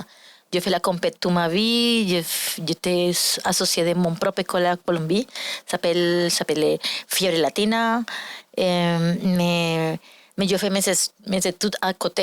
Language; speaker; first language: French; non-native, learner; Spanish